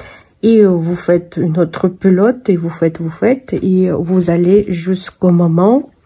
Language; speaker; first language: French; non-native, fluent; Russian